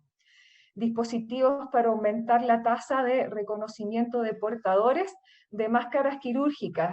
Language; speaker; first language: Spanish; native; Spanish